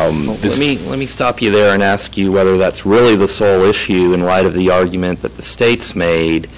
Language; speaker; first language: English; native; English